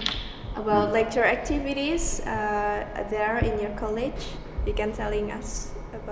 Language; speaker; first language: English; non-native, learner; Indonesian